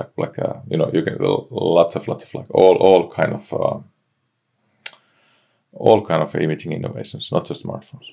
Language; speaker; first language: English; non-native, fluent; Finnish